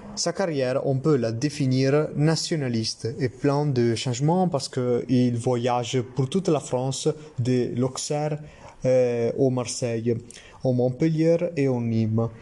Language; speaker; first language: French; non-native, learner; Italian